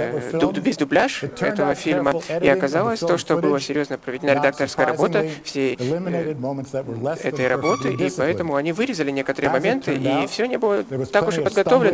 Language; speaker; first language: Russian; native; Russian